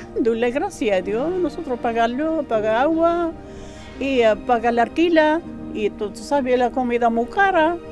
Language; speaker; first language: Spanish; non-native, learner; Arabic